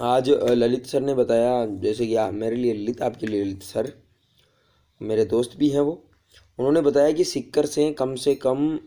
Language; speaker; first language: Hindi; native; Hindi